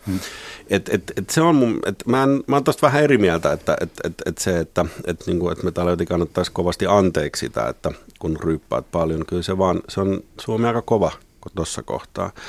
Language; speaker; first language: Finnish; native; Finnish